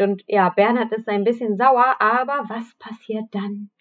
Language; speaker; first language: German; native; German